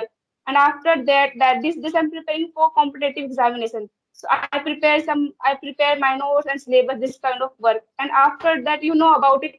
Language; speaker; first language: English; non-native, learner; Hindi